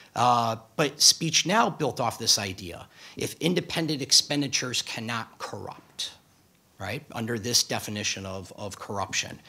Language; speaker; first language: English; native; English